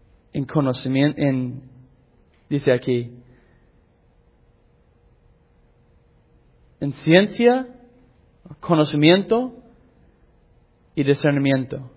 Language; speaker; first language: Spanish; non-native, learner; English